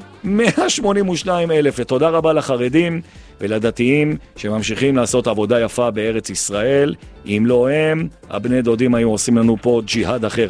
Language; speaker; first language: Hebrew; native; Hebrew